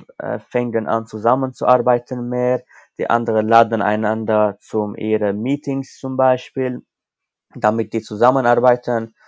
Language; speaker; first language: German; non-native, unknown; Armenian